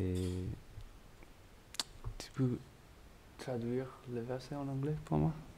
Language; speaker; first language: French; non-native, learner; English